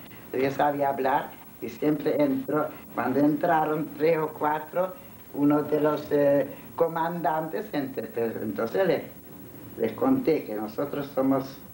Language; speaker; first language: Spanish; non-native, fluent; Hungarian